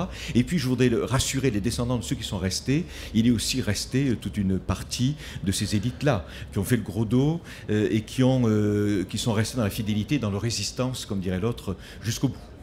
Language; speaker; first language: French; native; French